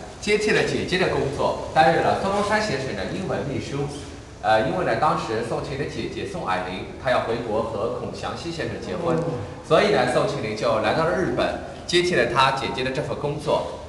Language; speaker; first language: Chinese; native; Chinese